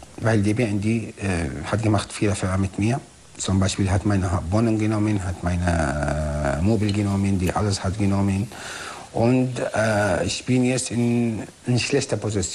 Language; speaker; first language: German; non-native, learner; Arabic